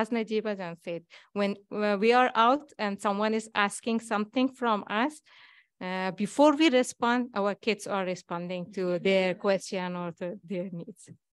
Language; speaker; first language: English; non-native, fluent; Persian